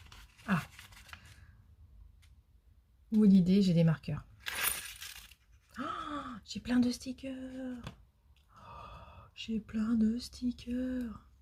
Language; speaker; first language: French; native; French